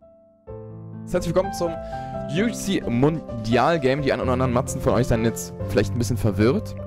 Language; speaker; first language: German; native; German